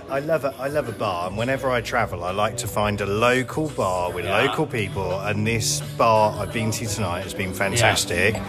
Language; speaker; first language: English; native; English